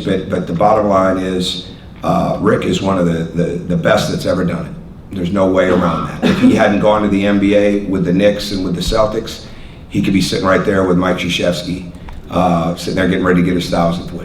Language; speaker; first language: English; native; English